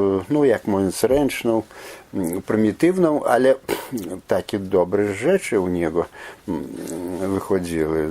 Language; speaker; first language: Polish; non-native, fluent; Belarusian